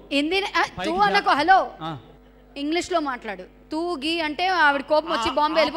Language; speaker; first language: Telugu; native; Telugu